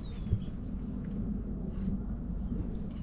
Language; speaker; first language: Spanish; non-native, learner; English